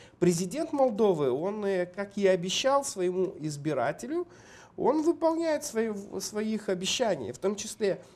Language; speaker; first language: Russian; non-native, local second language; Romanian